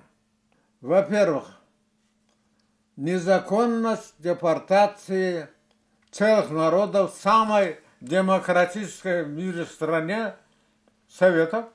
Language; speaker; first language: Russian; non-native, local second language; Karachay-Balkar